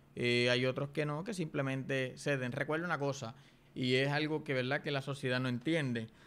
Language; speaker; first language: Spanish; native; Spanish